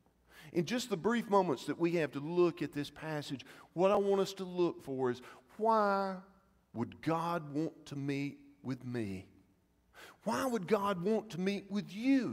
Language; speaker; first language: English; native; English